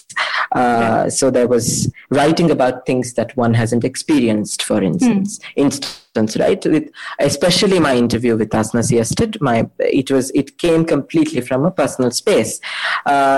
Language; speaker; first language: English; non-native, local second language; Kannada